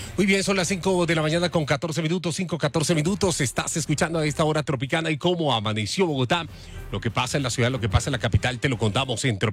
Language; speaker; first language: Spanish; native; Spanish